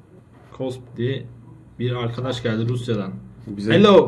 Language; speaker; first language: Turkish; native; Turkish